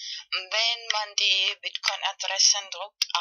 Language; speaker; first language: German; non-native, fluent; Spanish